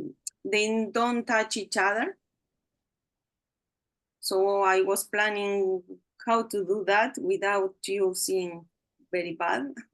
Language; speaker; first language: English; non-native, learner; Spanish